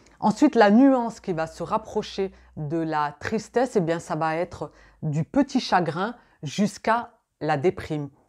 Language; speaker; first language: French; native; French